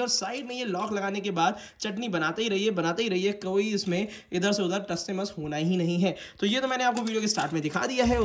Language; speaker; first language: Hindi; native; Hindi